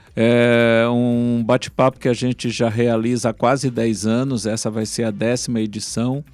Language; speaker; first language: Portuguese; native; Portuguese